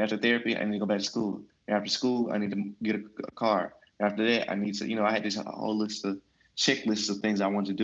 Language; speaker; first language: English; native; English